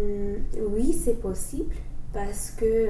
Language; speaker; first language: French; non-native, fluent; English